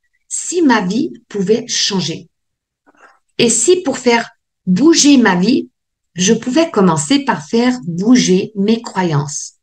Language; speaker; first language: French; native; French